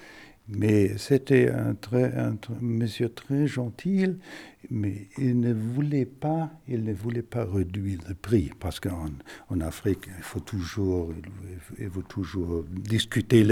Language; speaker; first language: French; non-native, fluent; German